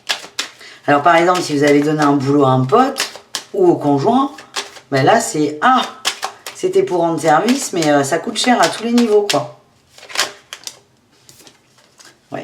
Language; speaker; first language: French; native; French